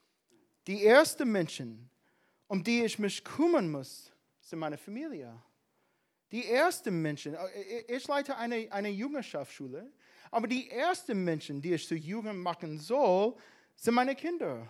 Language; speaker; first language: German; non-native, fluent; English